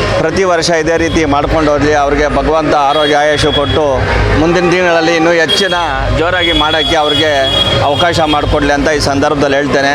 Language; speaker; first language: Kannada; native; Kannada